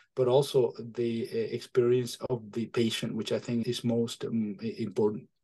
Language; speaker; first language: English; non-native, fluent; Spanish